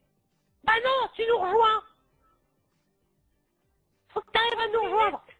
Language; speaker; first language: French; native; French